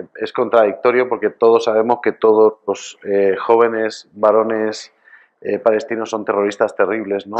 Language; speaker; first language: Spanish; native; Spanish